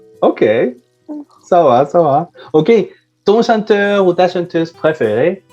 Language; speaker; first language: French; non-native, fluent; Spanish